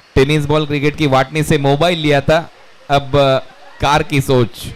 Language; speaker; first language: Hindi; non-native, local second language; Marathi